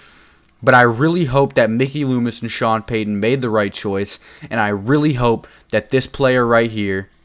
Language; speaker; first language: English; native; English